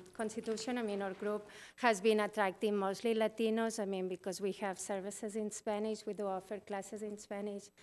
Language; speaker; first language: English; non-native, fluent; Spanish